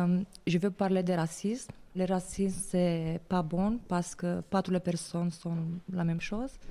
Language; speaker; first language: French; non-native, learner; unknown